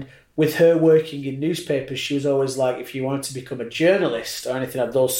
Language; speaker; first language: English; native; English